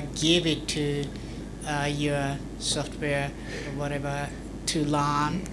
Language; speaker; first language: English; native; English